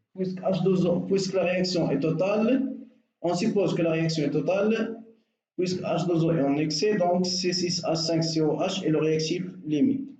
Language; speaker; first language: French; non-native, local second language; Arabic